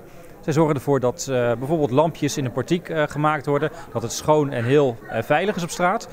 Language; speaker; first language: Dutch; native; Dutch